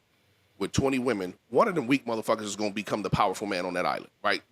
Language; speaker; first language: English; native; English